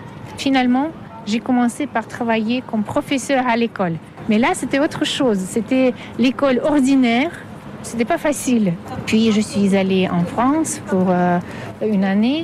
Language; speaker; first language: French; non-native, fluent; Russian